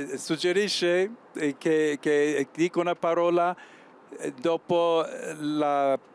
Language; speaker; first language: Italian; non-native, fluent; English